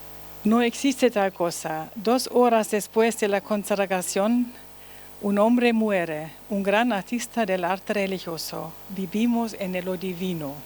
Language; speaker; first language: Spanish; non-native, learner; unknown